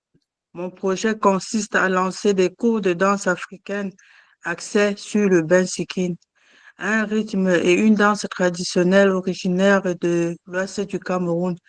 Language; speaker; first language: French; non-native, fluent; German